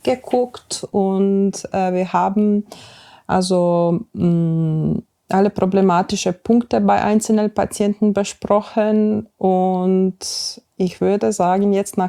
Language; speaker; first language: German; non-native, fluent; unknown